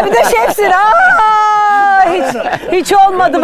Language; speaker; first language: Turkish; native; Turkish